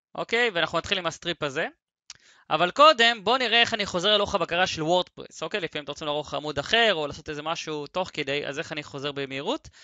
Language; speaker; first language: Hebrew; native; Hebrew